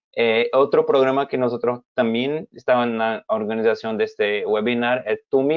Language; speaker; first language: Spanish; non-native, fluent; Portuguese